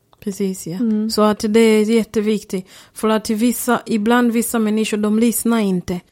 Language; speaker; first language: Swedish; non-native, fluent; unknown